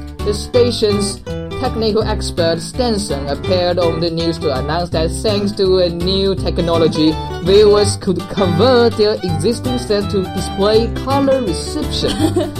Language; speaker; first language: English; non-native, fluent; Chinese